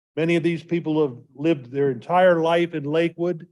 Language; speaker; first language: English; native; English